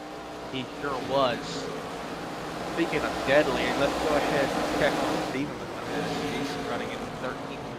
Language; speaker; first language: English; native; English